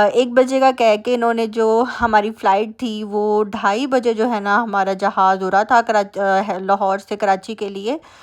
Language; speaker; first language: Urdu; native; Urdu